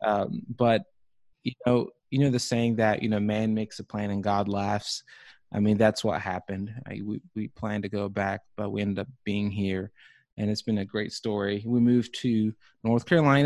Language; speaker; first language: English; early bilingual, other home language; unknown